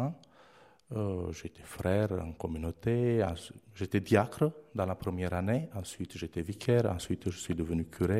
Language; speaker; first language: French; non-native, fluent; Romanian